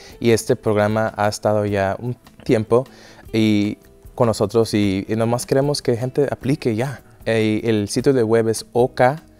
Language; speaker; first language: Spanish; early bilingual, heritage; Spanish